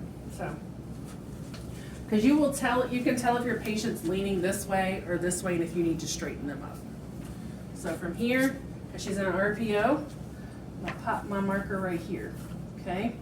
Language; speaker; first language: English; native; English